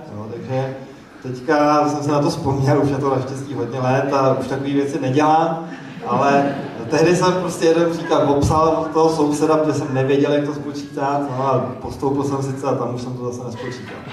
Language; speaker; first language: Czech; native; Czech